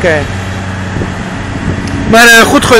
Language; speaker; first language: Dutch; non-native, learner; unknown